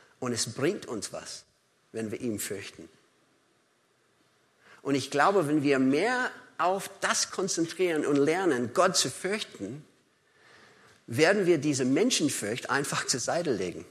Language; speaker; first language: German; non-native, fluent; English